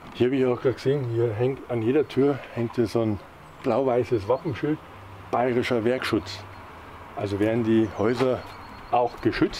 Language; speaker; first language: German; native; German